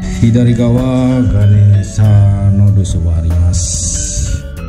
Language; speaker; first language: Japanese; non-native, fluent; Indonesian